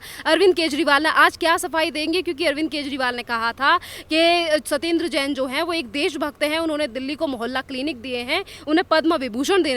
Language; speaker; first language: Hindi; native; Hindi